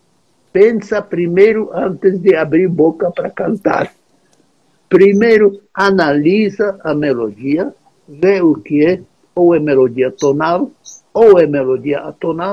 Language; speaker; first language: Portuguese; non-native, fluent; Czech